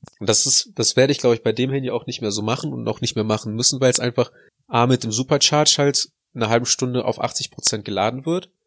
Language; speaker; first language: German; early bilingual, other home language; Russian